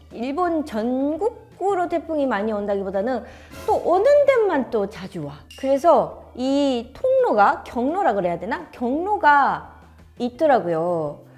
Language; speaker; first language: Korean; non-native, fluent; Japanese